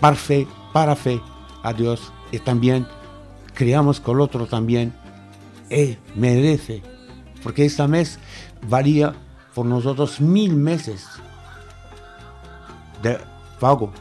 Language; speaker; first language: Spanish; non-native, fluent; Arabic